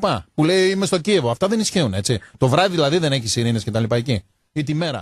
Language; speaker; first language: Greek; native; Greek